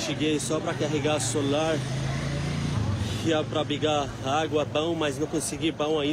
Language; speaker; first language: Portuguese; non-native, fluent; Arabic